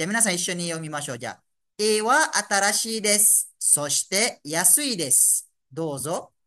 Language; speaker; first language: Japanese; non-native, fluent; Malay